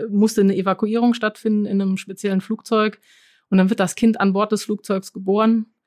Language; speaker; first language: German; non-native, fluent; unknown